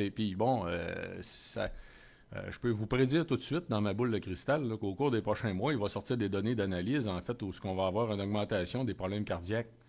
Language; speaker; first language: French; native; French